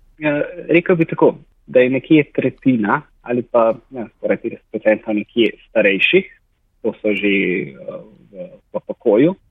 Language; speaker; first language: Slovenian; native; Slovenian